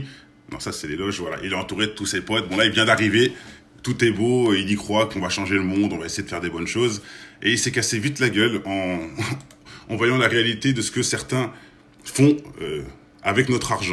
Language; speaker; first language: French; native; French